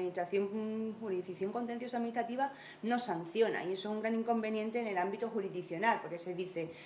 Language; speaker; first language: Spanish; native; Spanish